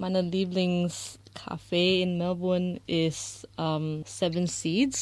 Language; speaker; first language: German; non-native, learner; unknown